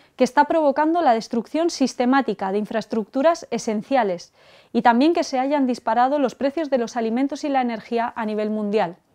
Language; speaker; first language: Spanish; native; Spanish